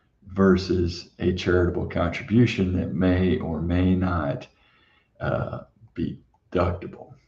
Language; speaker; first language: English; native; English